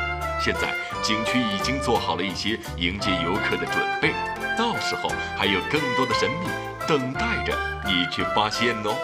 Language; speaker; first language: Chinese; native; Chinese